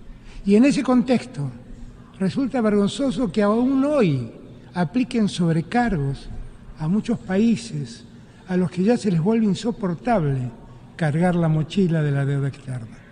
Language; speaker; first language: Spanish; native; Spanish